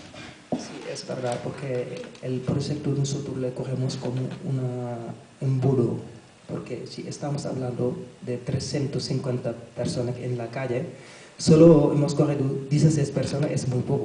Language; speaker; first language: Spanish; non-native, learner; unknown